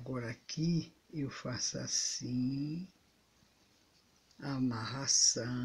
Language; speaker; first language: Portuguese; native; Portuguese